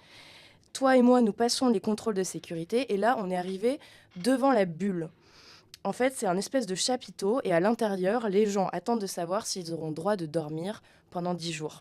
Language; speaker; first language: French; native; French